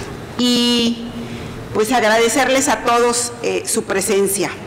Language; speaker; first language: Spanish; native; Spanish